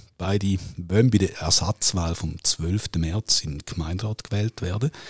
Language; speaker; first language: German; native; German